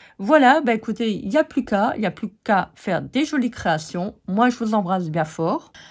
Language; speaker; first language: French; native; French